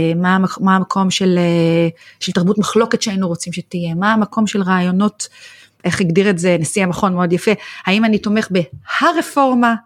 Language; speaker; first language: Hebrew; native; Hebrew